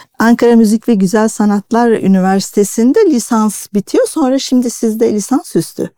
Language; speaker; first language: Turkish; native; Turkish